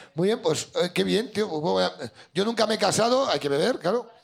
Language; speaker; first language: Spanish; native; Spanish